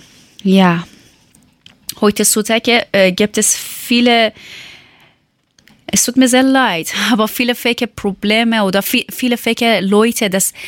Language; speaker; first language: German; non-native, learner; Persian